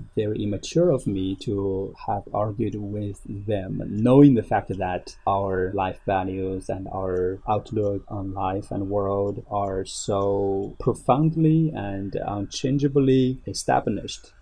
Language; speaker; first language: English; non-native, fluent; Chinese